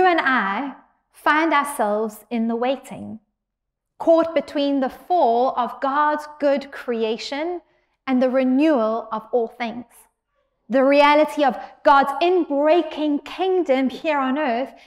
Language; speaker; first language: English; native; English